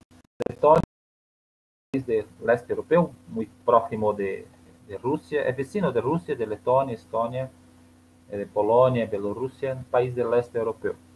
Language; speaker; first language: Spanish; non-native, learner; Portuguese